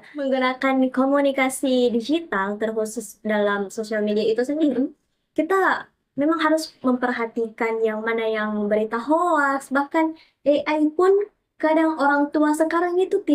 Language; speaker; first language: Indonesian; native; Indonesian